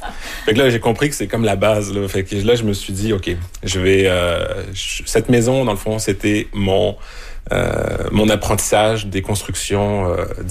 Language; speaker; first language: French; native; French